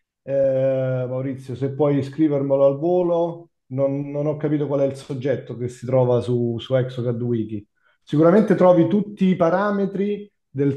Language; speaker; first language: Italian; native; Italian